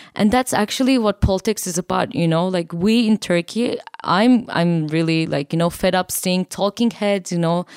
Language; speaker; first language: English; non-native, fluent; Turkish